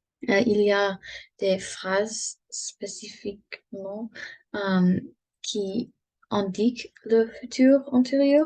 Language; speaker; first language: French; non-native, learner; English